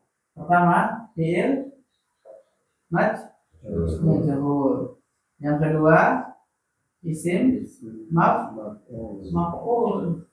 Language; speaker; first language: Indonesian; native; Indonesian